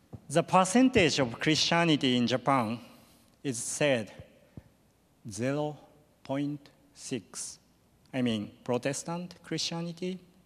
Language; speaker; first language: English; non-native, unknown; Japanese